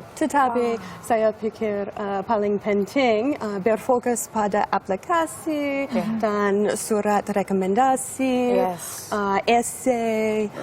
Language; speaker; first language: Indonesian; non-native, fluent; English